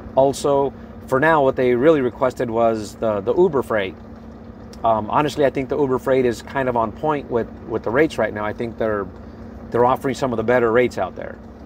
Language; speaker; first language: English; native; English